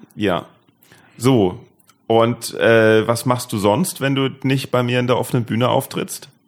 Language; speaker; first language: German; native; German